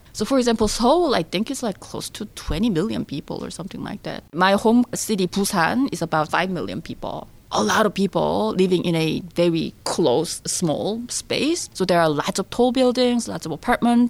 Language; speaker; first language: English; non-native, fluent; Korean